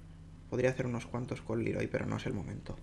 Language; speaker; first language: Spanish; native; Spanish